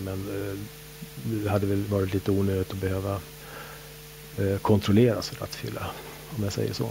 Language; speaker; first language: Swedish; native; Swedish